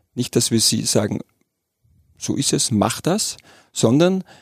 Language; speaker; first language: German; native; German